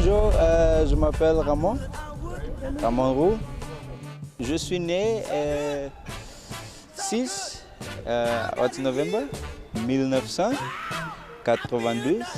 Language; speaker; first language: French; non-native, learner; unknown